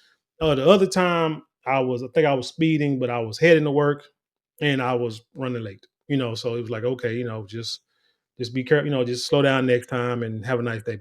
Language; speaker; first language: English; native; English